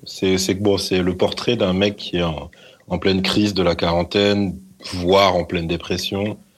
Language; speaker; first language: French; native; French